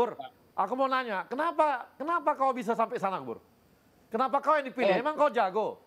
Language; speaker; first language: Indonesian; native; Indonesian